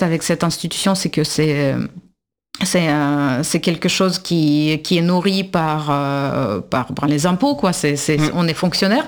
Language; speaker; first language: French; non-native, fluent; Russian